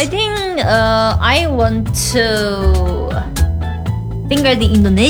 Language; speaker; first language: English; non-native, learner; Korean